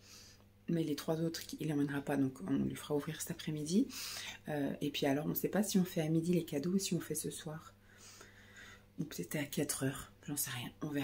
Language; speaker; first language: French; native; French